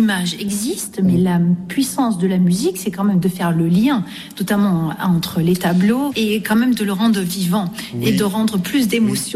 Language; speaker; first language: French; native; French